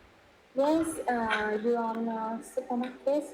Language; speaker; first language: English; non-native, learner; Vietnamese